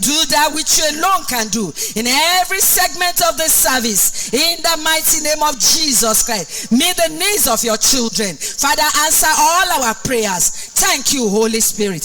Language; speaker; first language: English; non-native, local second language; Yoruba